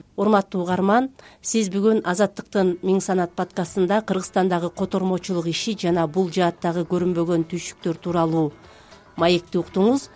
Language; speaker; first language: Kyrgyz; native; Kyrgyz